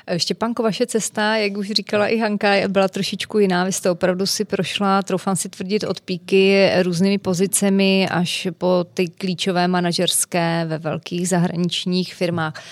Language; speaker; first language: Czech; native; Czech